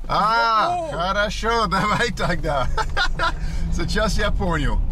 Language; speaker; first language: Russian; non-native, learner; English